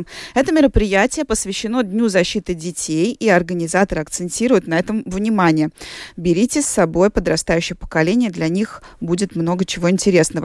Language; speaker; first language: Russian; native; Russian